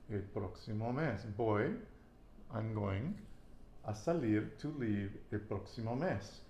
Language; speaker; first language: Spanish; non-native, learner; English